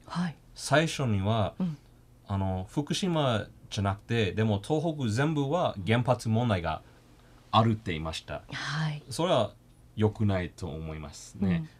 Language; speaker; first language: Japanese; non-native, fluent; English